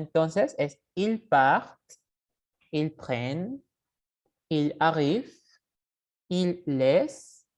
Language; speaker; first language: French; non-native, fluent; Spanish